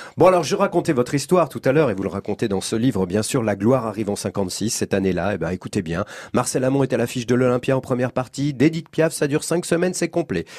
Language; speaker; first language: French; native; French